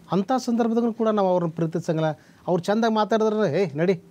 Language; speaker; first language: Kannada; native; Kannada